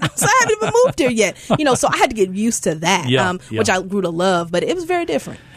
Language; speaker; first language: English; native; English